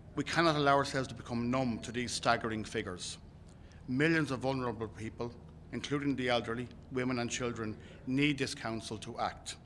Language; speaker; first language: English; native; English